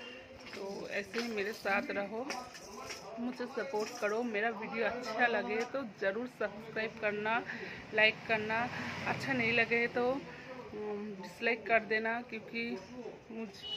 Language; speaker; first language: Hindi; non-native, local second language; Bangla